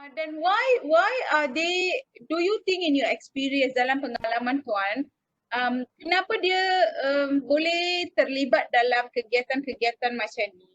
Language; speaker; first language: Malay; non-native, local second language; Tamil